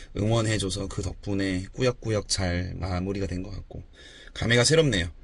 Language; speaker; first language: Korean; native; Korean